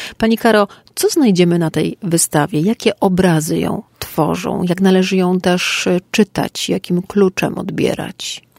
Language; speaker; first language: Polish; native; Polish